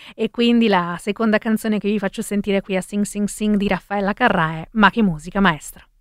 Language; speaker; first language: Italian; early bilingual, other home language; Spanish